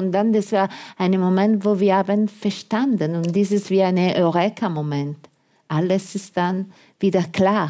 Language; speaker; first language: German; non-native, fluent; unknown